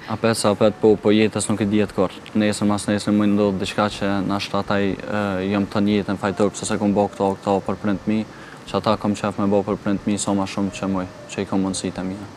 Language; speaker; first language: Albanian; early bilingual, heritage; Albanian